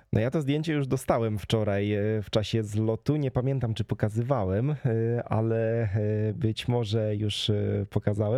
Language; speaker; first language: Polish; native; Polish